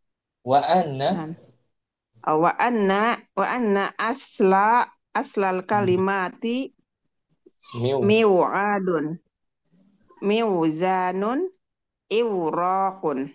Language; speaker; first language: Arabic; non-native, learner; Indonesian